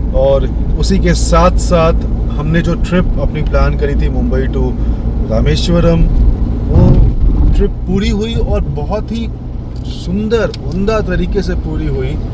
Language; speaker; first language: Hindi; native; Hindi